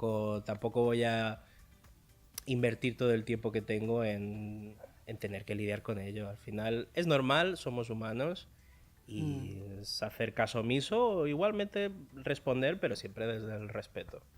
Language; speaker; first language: Spanish; early bilingual, other home language; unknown